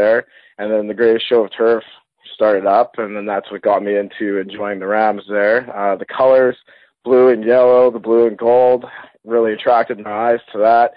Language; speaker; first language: English; native; English